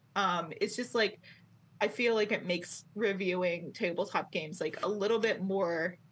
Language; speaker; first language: English; native; English